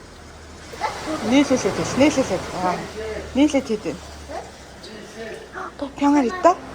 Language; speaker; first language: Korean; non-native, fluent; Mongolian